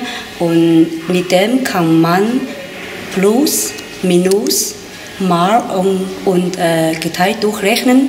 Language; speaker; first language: German; non-native, learner; Chinese